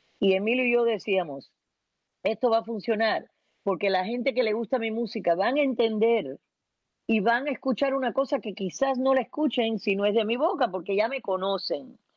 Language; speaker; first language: Spanish; early bilingual, heritage; Spanish